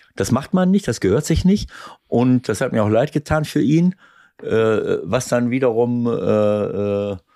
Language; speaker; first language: German; native; German